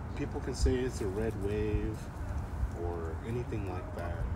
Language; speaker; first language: English; native; English